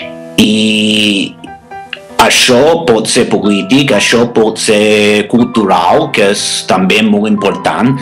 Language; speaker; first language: Catalan; non-native, fluent; English